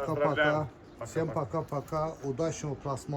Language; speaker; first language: Russian; non-native, local second language; Azerbaijani